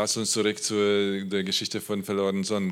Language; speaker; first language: German; non-native, learner; Polish